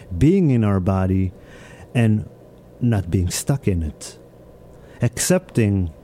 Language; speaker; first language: English; early bilingual, other home language; Hebrew